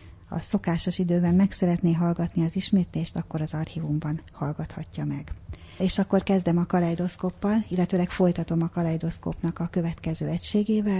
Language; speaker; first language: Hungarian; native; Hungarian